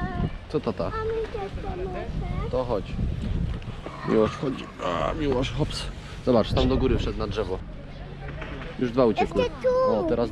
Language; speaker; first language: Polish; native; Polish